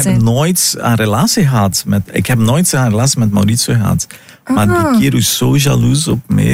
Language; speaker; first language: Dutch; non-native, learner; Portuguese